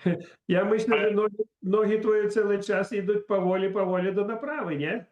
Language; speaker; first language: Polish; non-native, learner; Belarusian